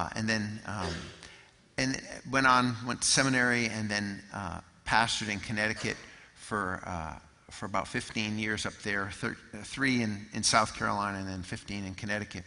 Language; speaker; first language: English; native; English